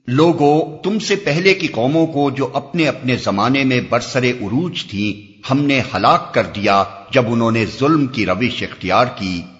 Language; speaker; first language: Urdu; native; Urdu